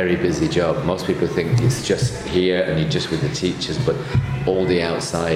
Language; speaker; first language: English; native; English